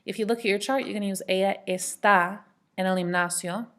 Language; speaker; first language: Spanish; non-native, fluent; English